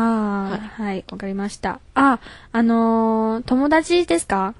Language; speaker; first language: Japanese; non-native, learner; Chinese